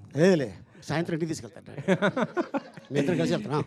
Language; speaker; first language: Telugu; native; Telugu